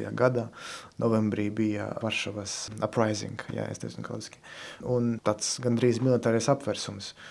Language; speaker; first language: Latvian; non-native, local second language; Russian